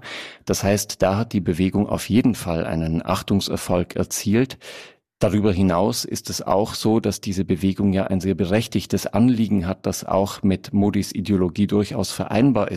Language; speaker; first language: German; native; German